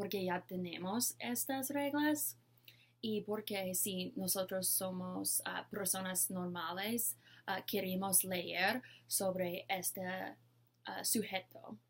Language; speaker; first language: Spanish; non-native, learner; English